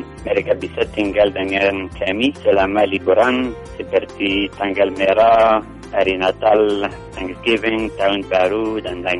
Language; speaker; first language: Indonesian; non-native, learner; English